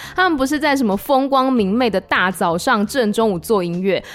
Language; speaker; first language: Chinese; non-native, local second language; Min Nan Chinese